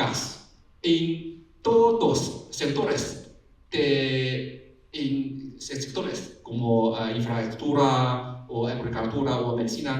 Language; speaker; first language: Spanish; non-native, learner; Chinese